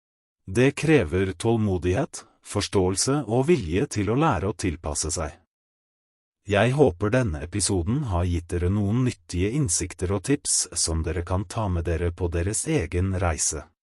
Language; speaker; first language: Norwegian; non-native, fluent; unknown